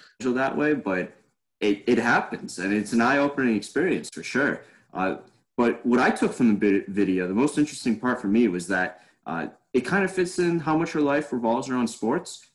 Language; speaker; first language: English; native; English